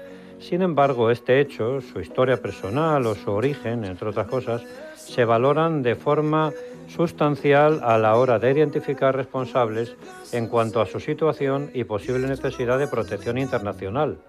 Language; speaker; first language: Spanish; native; Spanish